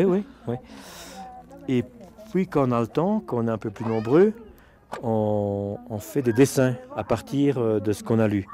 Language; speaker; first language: French; native; French